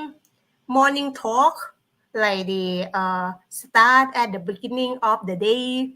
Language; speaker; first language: English; non-native, learner; Thai